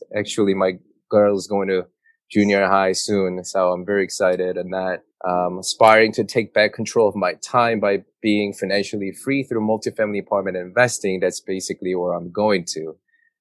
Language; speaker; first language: English; non-native, fluent; Korean